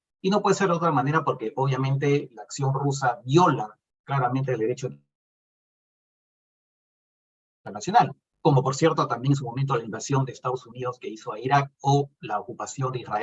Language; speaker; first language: Spanish; native; Spanish